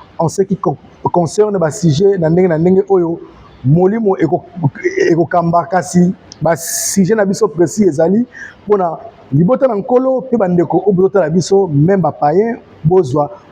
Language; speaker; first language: Lingala; native; Lingala